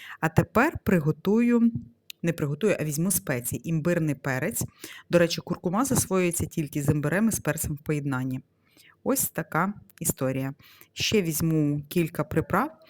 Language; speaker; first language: Ukrainian; non-native, local second language; Russian